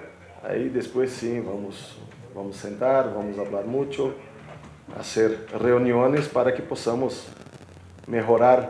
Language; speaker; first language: Spanish; non-native, fluent; Portuguese